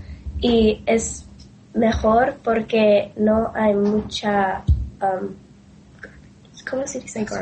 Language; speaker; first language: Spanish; non-native, learner; English